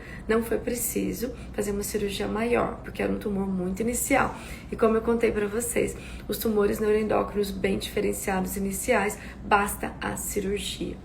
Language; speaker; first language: Portuguese; native; Portuguese